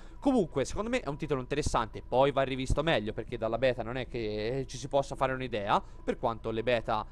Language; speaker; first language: Italian; native; Italian